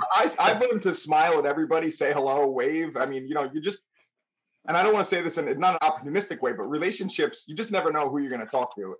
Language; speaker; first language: English; native; English